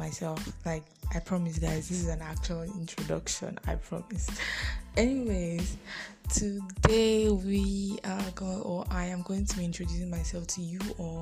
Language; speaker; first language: English; non-native, local second language; Bini